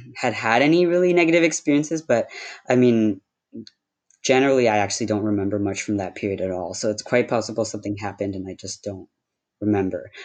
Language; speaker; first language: English; early bilingual, other home language; Wu Chinese